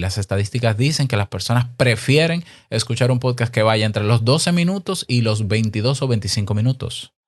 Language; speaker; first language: Spanish; native; Spanish